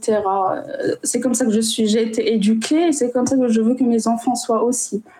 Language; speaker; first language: French; non-native, local second language; Arabic